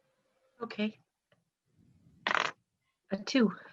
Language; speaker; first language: English; native; English